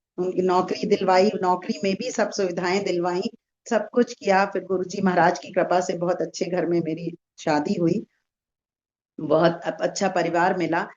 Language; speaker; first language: Hindi; native; Hindi